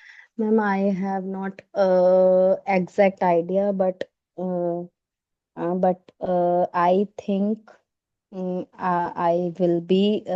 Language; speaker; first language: English; non-native, learner; Hindi